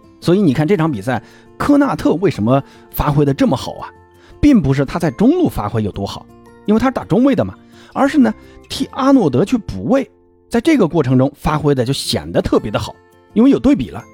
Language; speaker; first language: Chinese; native; Chinese